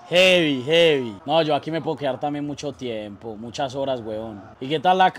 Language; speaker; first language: Spanish; native; Spanish